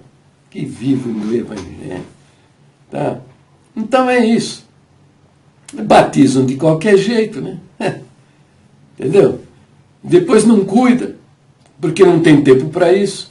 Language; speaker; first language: Portuguese; native; Portuguese